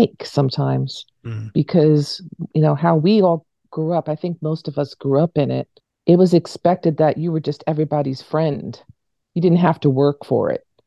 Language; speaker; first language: English; native; English